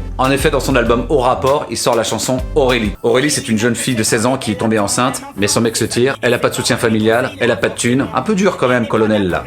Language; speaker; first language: French; native; French